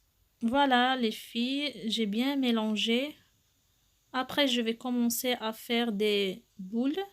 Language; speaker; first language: French; non-native, local second language; Arabic